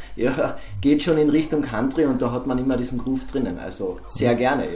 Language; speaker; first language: German; native; German